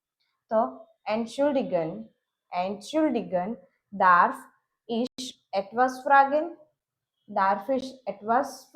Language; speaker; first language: German; non-native, learner; Gujarati